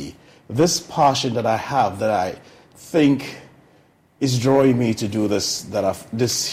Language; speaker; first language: English; non-native, local second language; Akan